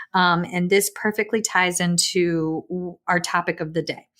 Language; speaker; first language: English; native; English